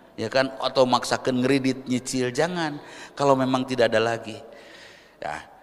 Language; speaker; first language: Indonesian; non-native, local second language; Sundanese